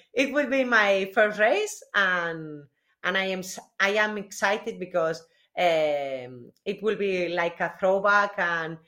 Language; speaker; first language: English; non-native, learner; Spanish